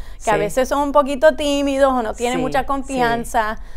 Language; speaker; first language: Spanish; early bilingual, heritage; Spanish